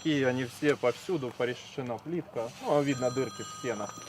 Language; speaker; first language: Russian; native; Russian